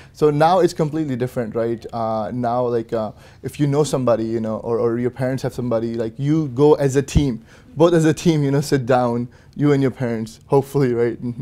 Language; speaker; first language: Hindi; early bilingual, other home language; Urdu